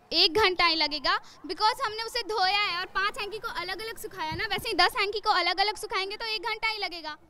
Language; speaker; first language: Hindi; native; Hindi